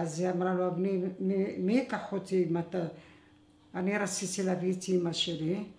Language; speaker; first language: Hebrew; non-native, fluent; Arabic